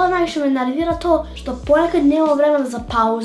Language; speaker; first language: Serbian; early bilingual, heritage; Serbian